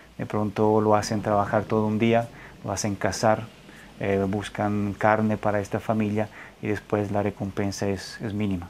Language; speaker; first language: Spanish; native; Spanish